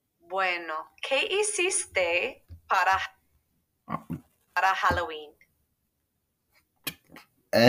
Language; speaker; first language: Spanish; non-native, fluent; English